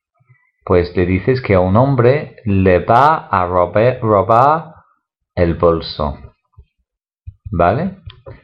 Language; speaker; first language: Spanish; non-native, fluent; English